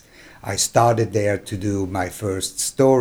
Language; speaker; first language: English; non-native, fluent; German